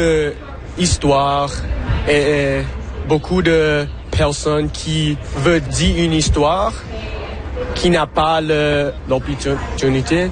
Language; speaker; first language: French; non-native, local second language; English